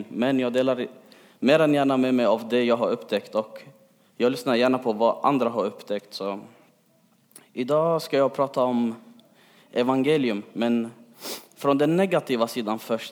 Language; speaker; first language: Swedish; early bilingual, other home language; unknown